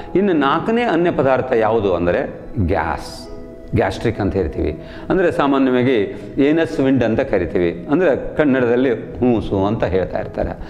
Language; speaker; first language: Kannada; native; Kannada